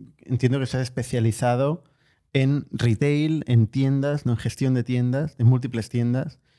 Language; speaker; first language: Spanish; native; Spanish